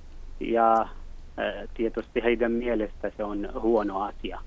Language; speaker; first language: Finnish; non-native, learner; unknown